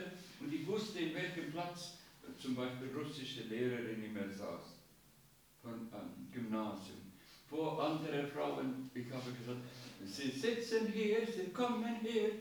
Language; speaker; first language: German; non-native, learner; Estonian